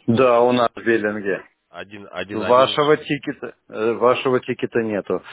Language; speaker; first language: Russian; native; Russian